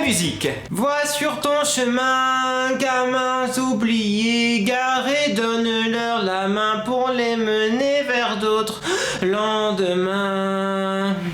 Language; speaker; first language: French; native; French